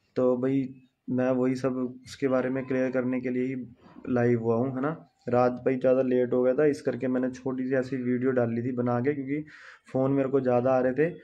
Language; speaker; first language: Hindi; non-native, local second language; Punjabi